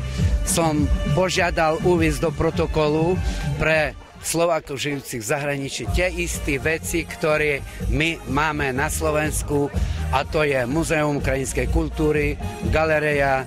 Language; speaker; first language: Slovak; non-native, local second language; Ukrainian